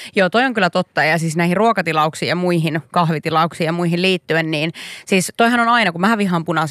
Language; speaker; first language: Finnish; native; Finnish